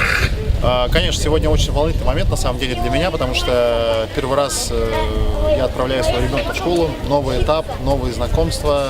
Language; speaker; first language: Russian; native; Russian